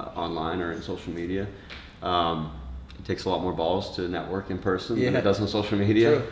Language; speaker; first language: English; native; English